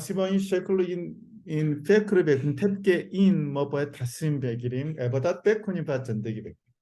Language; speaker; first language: Persian; non-native, learner; Korean